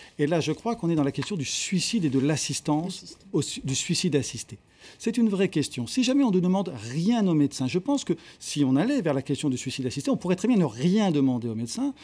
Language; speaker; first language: French; native; French